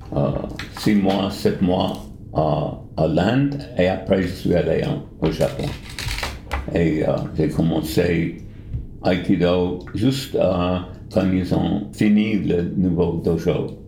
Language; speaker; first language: French; non-native, fluent; English